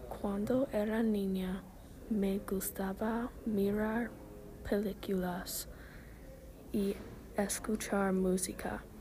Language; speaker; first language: Spanish; non-native, learner; English